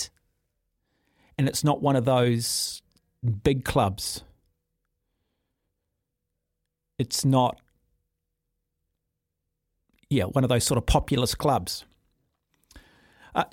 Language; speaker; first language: English; native; English